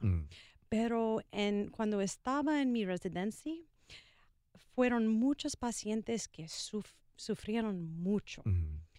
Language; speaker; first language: Spanish; non-native, learner; English